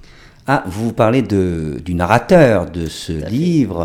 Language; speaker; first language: French; non-native, fluent; Chinese